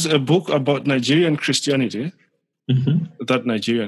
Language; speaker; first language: English; non-native, local second language; Nyanja